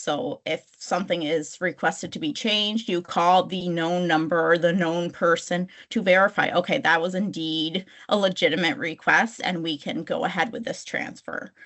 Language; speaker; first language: English; native; English